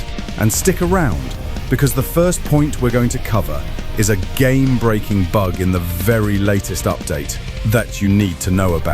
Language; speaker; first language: English; native; English